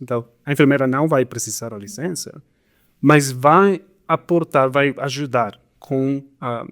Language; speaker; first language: Portuguese; non-native, fluent; Spanish